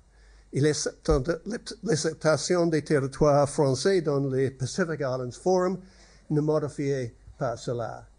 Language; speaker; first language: French; non-native, learner; English